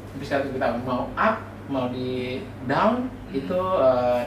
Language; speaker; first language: Indonesian; native; Indonesian